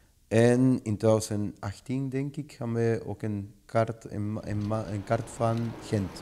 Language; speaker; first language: Dutch; non-native, fluent; Spanish